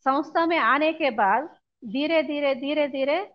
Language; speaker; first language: Hindi; non-native, local second language; Telugu